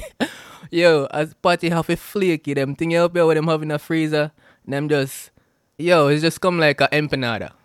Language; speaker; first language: English; non-native, local second language; Jamaican Creole English